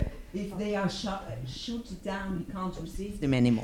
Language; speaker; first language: English; non-native, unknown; German